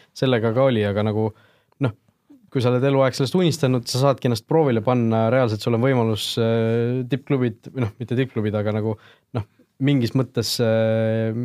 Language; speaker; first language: Estonian; native; Estonian